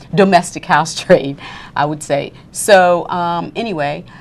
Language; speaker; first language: English; native; English